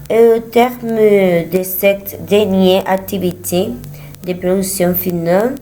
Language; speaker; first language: French; non-native, learner; Spanish